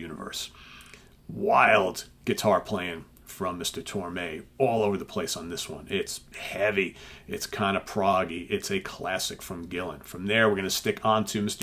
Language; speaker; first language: English; native; English